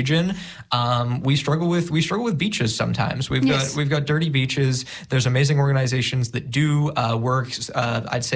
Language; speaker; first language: English; native; English